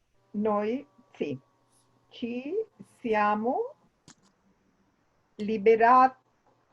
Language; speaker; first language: Italian; non-native, learner; Spanish